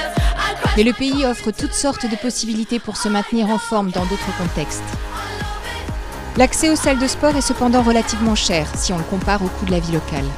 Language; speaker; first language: French; native; French